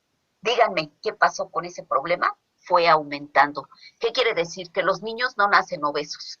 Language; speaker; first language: Spanish; native; Spanish